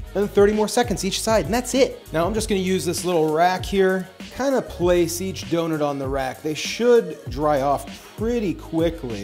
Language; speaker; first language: English; native; English